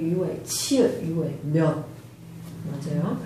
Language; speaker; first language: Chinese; native; Chinese